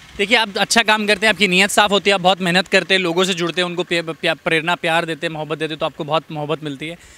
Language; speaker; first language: Hindi; native; Hindi